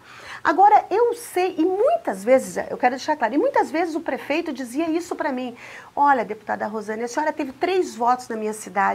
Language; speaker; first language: Portuguese; native; Portuguese